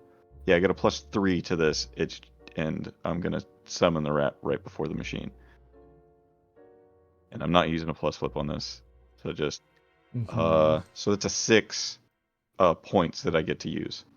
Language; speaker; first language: English; native; English